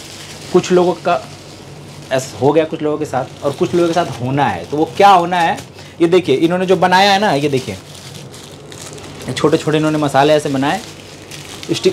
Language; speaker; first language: Hindi; native; Hindi